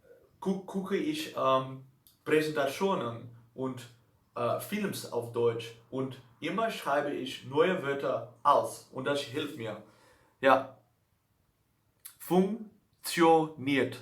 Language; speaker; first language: German; non-native, learner; Dutch